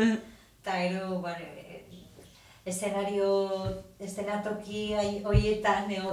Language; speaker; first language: Basque; non-native, local second language; Spanish